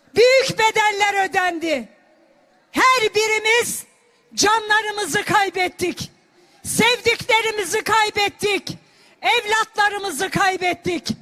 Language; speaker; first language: Turkish; non-native, local second language; Kurdish